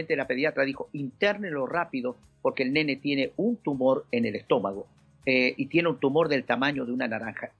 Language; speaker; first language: Spanish; native; Spanish